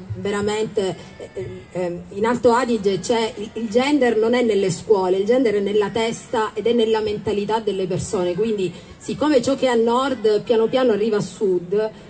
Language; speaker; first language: Italian; native; Italian